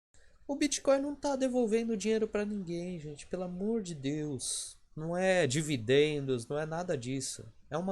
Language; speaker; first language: Portuguese; native; Portuguese